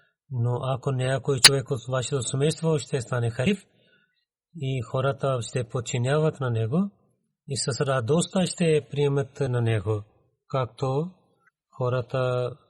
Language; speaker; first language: Bulgarian; non-native, learner; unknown